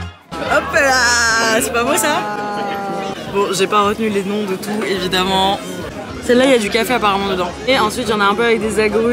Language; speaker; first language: French; native; French